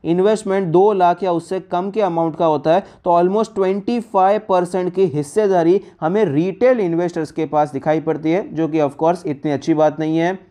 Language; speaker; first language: Hindi; native; Hindi